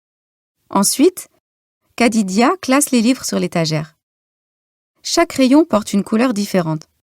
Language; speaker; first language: French; non-native, learner; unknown